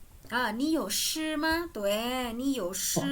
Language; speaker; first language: Chinese; non-native, fluent; Indonesian